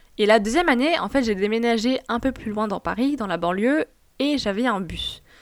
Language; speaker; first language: French; non-native, local second language; Arabic